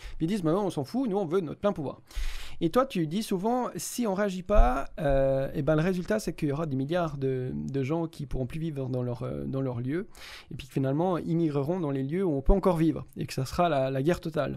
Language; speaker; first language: French; native; French